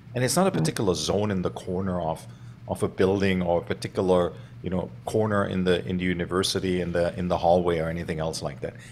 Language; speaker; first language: English; non-native, fluent; German